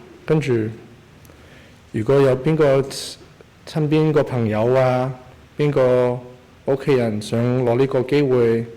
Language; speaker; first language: Cantonese; early bilingual, heritage; Cantonese